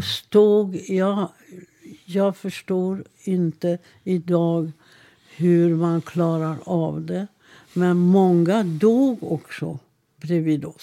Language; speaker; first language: Swedish; non-native, fluent; Hungarian